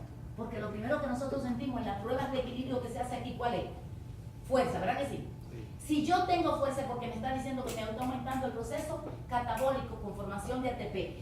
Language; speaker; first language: Spanish; native; Spanish